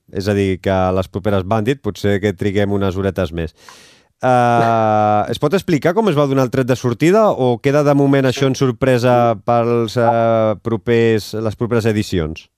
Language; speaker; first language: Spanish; non-native, local second language; Catalan